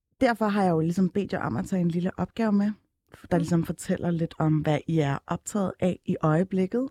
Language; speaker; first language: Danish; early bilingual, other home language; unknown